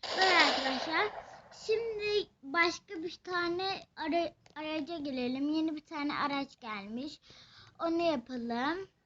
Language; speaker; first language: Turkish; native; Turkish